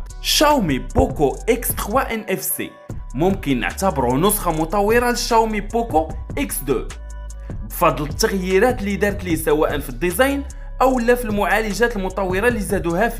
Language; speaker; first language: Arabic; native; Arabic